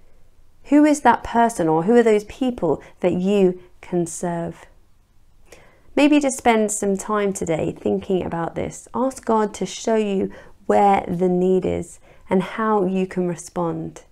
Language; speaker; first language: English; native; English